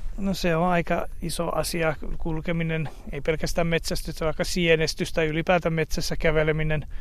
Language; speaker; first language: Finnish; non-native, fluent; Hungarian